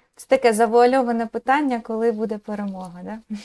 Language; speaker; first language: Ukrainian; native; Ukrainian